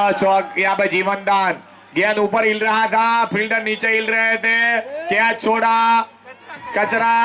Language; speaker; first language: Hindi; non-native, local second language; Gujarati